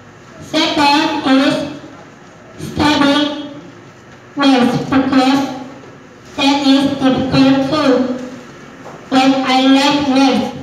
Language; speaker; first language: English; non-native, learner; Chinese